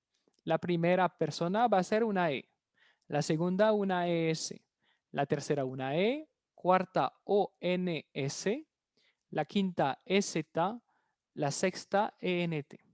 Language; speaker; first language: Spanish; non-native, fluent; French